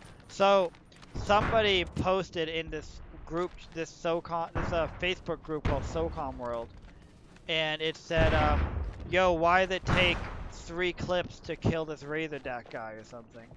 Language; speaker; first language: English; native; English